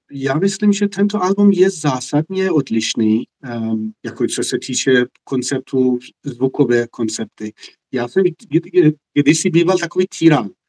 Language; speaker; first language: Czech; non-native, fluent; Persian